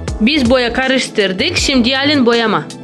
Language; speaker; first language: Turkish; non-native, learner; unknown